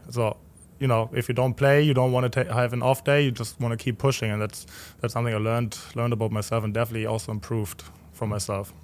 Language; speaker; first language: English; non-native, fluent; German